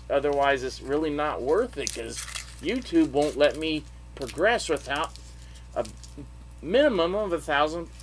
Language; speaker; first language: English; native; English